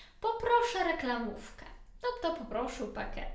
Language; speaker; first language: Polish; non-native, learner; Ukrainian